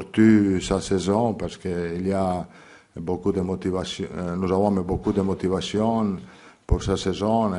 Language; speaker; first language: French; non-native, learner; Italian